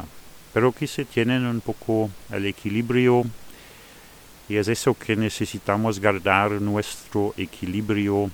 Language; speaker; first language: Spanish; non-native, fluent; Luxembourgish